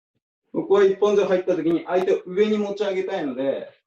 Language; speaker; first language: Japanese; native; Japanese